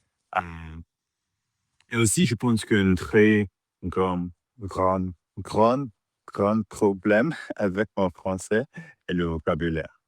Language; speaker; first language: French; non-native, learner; English